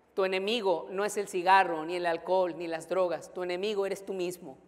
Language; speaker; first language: Spanish; native; Spanish